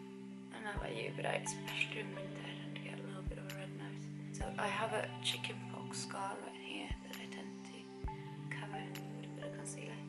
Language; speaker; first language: English; non-native, fluent; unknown